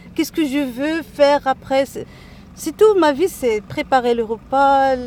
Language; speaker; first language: French; non-native, local second language; Arabic